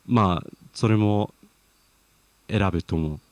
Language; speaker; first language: Japanese; non-native, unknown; English